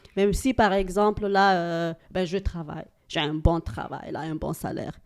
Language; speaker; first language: French; non-native, local second language; Malagasy